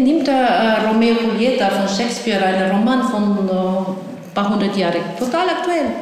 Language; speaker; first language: German; non-native, fluent; Spanish